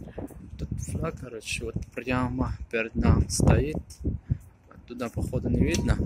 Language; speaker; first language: Russian; non-native, fluent; Tajik